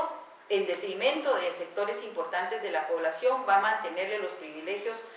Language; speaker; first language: Spanish; native; Spanish